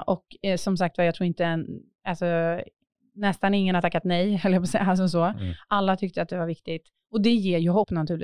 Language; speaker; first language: Swedish; native; Swedish